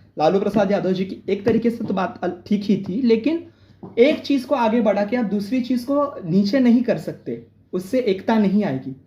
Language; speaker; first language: Hindi; non-native, local second language; Marathi